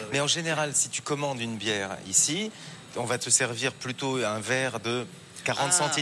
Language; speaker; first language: French; native; French